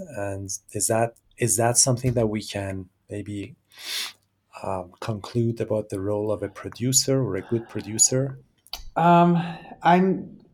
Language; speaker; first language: English; non-native, fluent; Persian